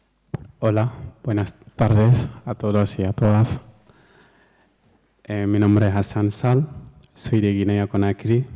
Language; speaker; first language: Spanish; non-native, learner; Fula